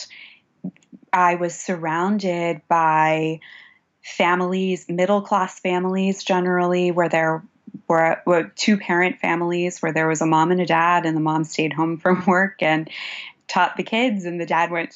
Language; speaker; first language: English; native; English